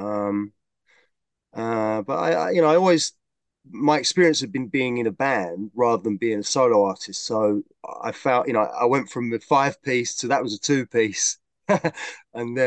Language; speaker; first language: English; native; English